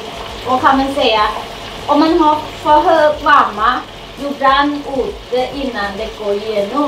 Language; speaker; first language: Swedish; non-native, learner; Thai